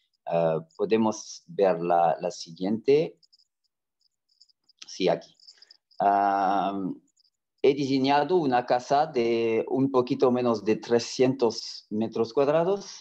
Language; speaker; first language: Spanish; non-native, fluent; French